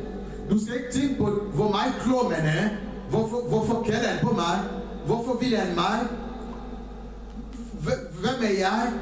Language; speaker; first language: Danish; non-native, fluent; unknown